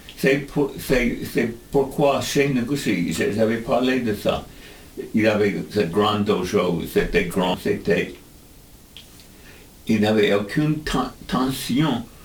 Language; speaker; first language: French; non-native, learner; English